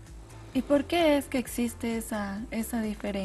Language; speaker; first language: Spanish; native; Spanish